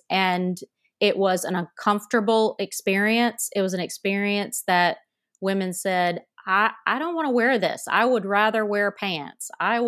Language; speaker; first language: English; native; English